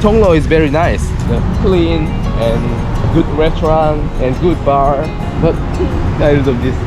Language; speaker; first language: English; non-native, learner; Korean